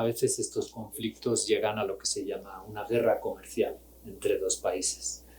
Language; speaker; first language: Spanish; native; Spanish